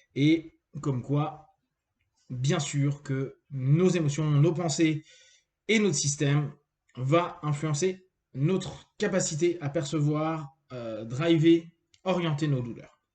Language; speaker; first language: French; native; French